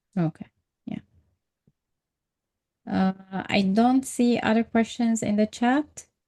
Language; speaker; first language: English; non-native, fluent; Arabic